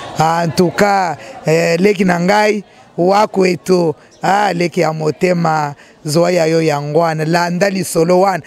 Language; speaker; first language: Lingala; native; Lingala